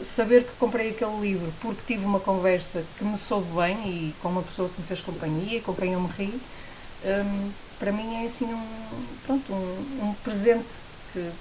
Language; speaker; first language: Portuguese; native; Portuguese